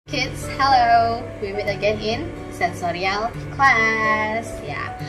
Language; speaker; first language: English; non-native, fluent; Indonesian